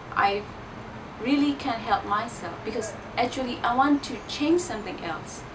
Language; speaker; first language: English; non-native, learner; Burmese